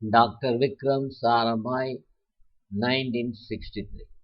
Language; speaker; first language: English; non-native, local second language; Tamil